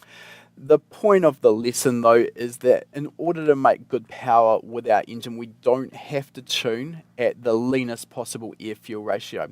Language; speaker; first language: English; native; English